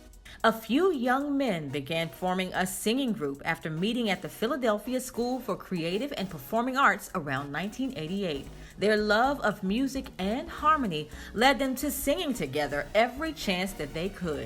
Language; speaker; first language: English; native; English